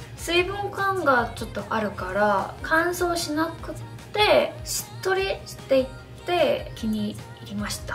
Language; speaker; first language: Japanese; non-native, fluent; Korean